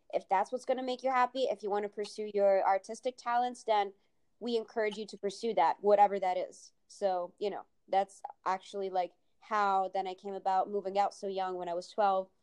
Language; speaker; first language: English; early bilingual, other home language; Italian